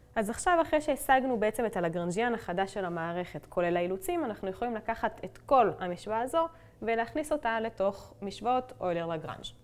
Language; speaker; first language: Hebrew; native; Hebrew